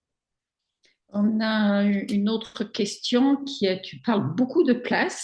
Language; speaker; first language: French; native; French